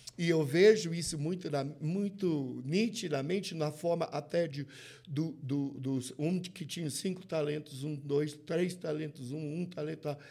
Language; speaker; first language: Portuguese; non-native, fluent; English